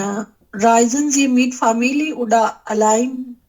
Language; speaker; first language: German; non-native, learner; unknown